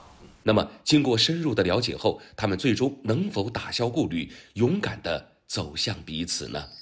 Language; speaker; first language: Chinese; native; Chinese